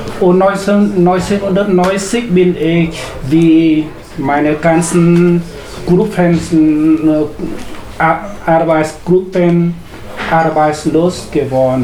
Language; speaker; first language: German; non-native, learner; Vietnamese